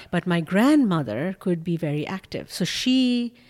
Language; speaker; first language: English; non-native, local second language; Bangla